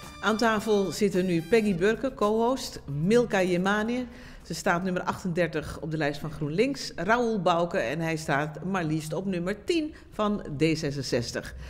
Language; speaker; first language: Dutch; native; Dutch